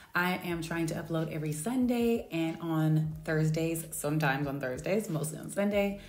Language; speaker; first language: English; native; English